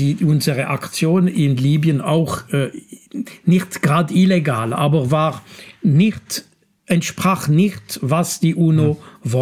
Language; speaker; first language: German; non-native, local second language; French